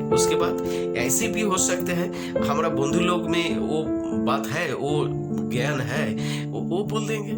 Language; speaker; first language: Hindi; non-native, local second language; Bangla